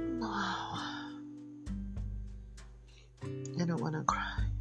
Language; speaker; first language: English; non-native, fluent; Indonesian